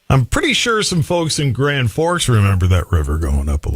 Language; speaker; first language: English; native; English